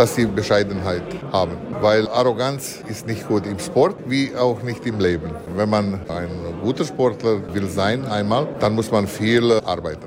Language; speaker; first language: German; early bilingual, heritage; German